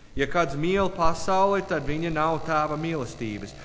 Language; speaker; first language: Latvian; non-native, learner; English